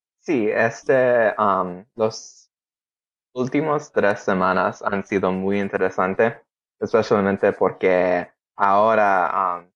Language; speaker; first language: Spanish; early bilingual, heritage; Spanish